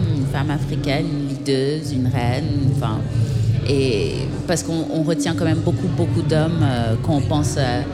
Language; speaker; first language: French; native; French